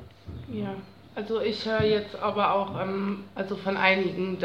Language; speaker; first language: German; native; German